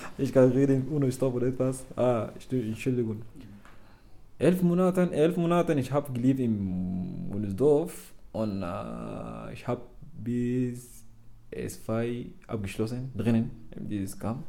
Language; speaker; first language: German; non-native, learner; Arabic